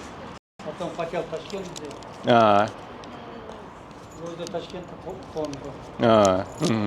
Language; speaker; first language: Russian; non-native, local second language; Kazakh